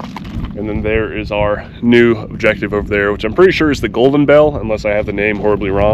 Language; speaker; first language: English; native; English